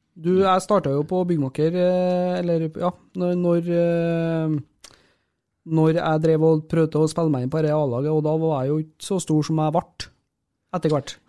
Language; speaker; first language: Norwegian; native; Norwegian